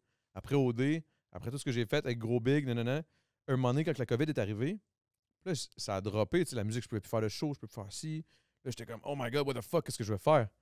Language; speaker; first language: French; native; French